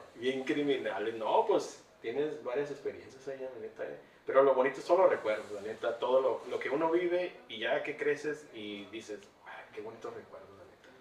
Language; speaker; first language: Spanish; early bilingual, heritage; Spanish